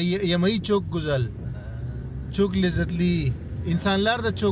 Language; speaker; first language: Turkish; non-native, learner; Urdu